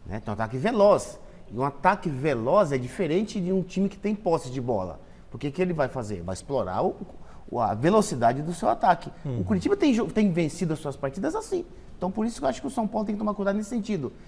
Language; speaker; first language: Portuguese; native; Portuguese